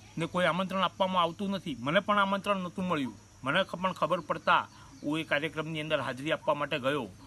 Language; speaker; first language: Gujarati; native; Gujarati